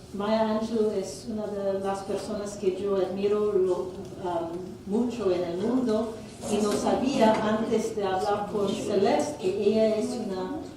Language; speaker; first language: Spanish; non-native, fluent; English